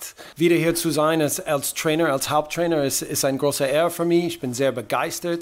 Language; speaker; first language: German; non-native, learner; English